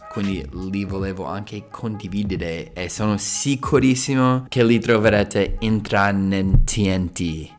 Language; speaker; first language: Italian; non-native, fluent; English